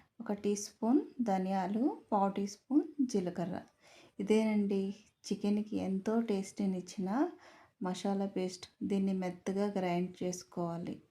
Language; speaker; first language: Telugu; native; Telugu